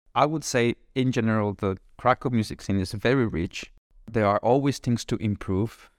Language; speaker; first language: English; non-native, fluent; Spanish